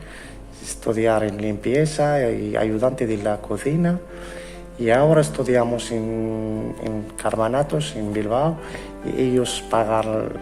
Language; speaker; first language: Spanish; non-native, learner; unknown